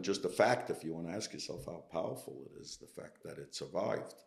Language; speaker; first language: English; early bilingual, other home language; Yiddish